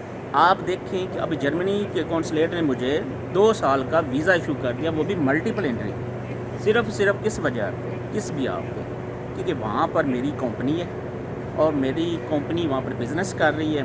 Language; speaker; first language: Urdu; non-native, local second language; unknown